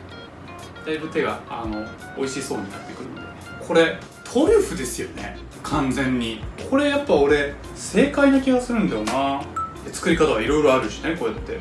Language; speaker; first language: Japanese; native; Japanese